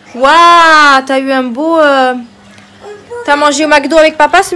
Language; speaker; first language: French; native; French